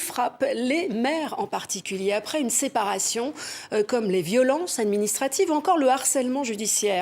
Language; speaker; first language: French; native; French